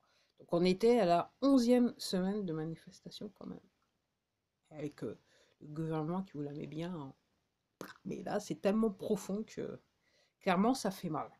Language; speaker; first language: French; native; French